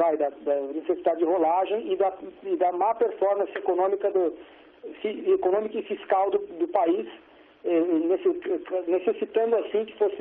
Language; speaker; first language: Portuguese; native; Portuguese